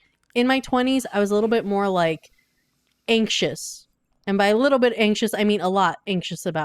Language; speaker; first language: English; native; English